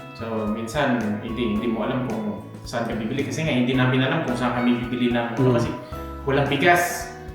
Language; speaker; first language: Filipino; native; Filipino